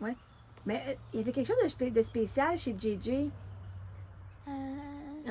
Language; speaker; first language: French; native; French